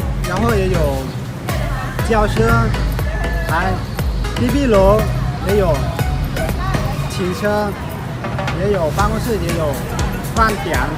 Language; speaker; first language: Chinese; non-native, learner; Lao